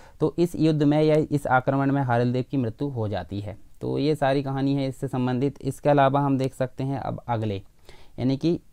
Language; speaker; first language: Hindi; native; Hindi